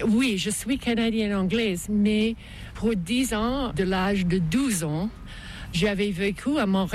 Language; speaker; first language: French; non-native, local second language; English